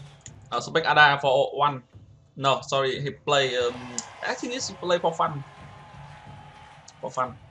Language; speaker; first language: English; non-native, learner; Vietnamese